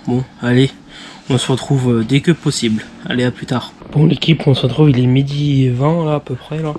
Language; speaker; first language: French; native; French